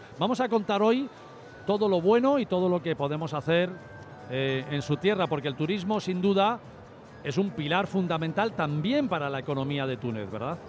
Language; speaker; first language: Spanish; native; Spanish